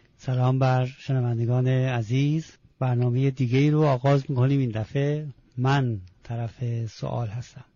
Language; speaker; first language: Persian; non-native, local second language; Azerbaijani